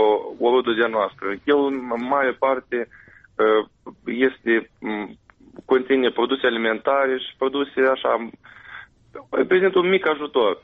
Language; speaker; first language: Romanian; native; Romanian